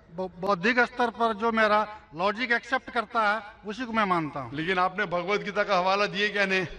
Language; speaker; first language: Hindi; native; Hindi